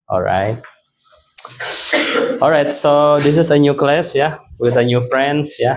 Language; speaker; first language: English; non-native, fluent; Indonesian